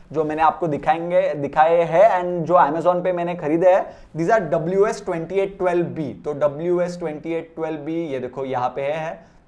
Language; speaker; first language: Hindi; non-native, local second language; Marathi